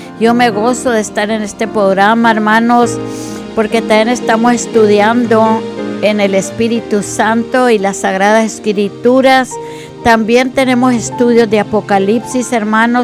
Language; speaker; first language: Spanish; early bilingual, other home language; English